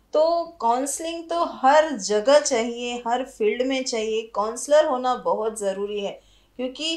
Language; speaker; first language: Hindi; native; Hindi